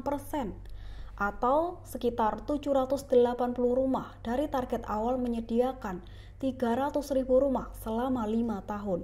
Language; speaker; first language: Indonesian; native; Indonesian